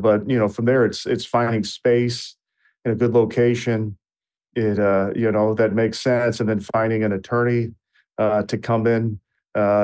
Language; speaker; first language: English; native; English